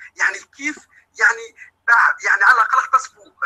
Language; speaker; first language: Arabic; native; Arabic